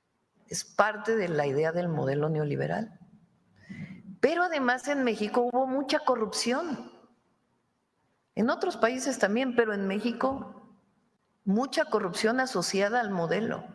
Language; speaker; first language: Spanish; native; Spanish